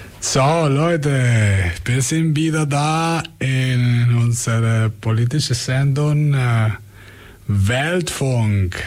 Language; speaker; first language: German; non-native, fluent; Spanish